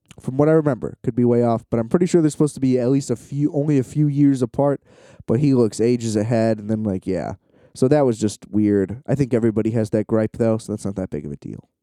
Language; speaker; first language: English; native; English